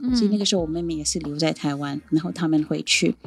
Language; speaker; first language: Chinese; non-native, fluent; Sindhi